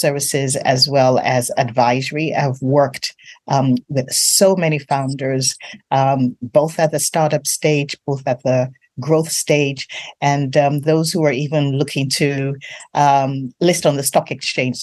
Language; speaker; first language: English; non-native, local second language; Yoruba